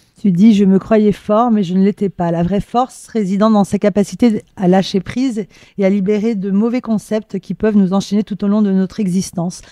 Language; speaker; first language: French; native; French